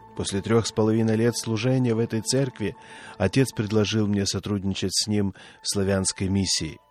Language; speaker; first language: Russian; non-native, fluent; Swedish